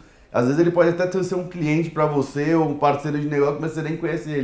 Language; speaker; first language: Portuguese; native; Portuguese